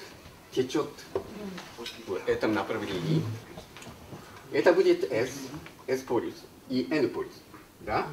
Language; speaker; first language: Russian; non-native, learner; Japanese